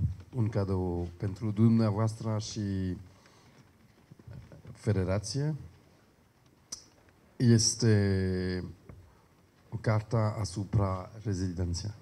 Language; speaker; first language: Romanian; non-native, learner; French